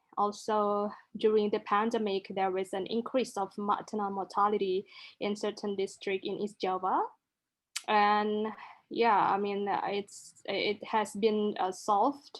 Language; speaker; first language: English; non-native, local second language; Indonesian